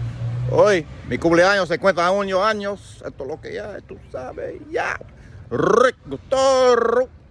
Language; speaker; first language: Spanish; non-native, learner; English